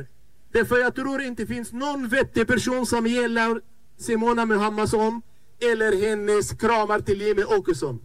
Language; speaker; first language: Swedish; non-native, fluent; Arabic